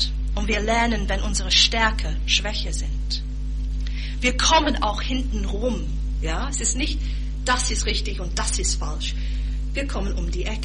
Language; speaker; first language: German; non-native, fluent; English